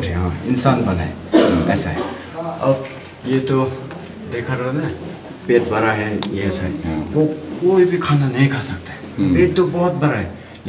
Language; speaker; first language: Hindi; non-native, learner; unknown